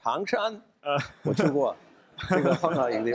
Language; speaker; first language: Chinese; non-native, fluent; English